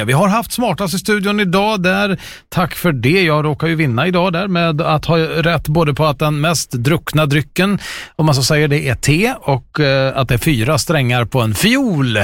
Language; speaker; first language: Swedish; native; Swedish